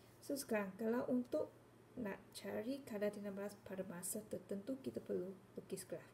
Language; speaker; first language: Malay; non-native, local second language; Chinese